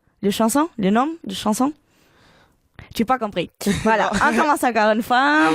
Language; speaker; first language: French; non-native, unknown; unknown